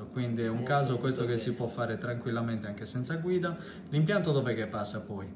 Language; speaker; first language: Italian; native; Italian